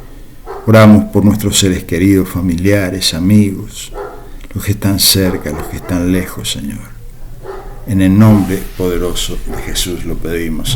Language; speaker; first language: Spanish; native; Spanish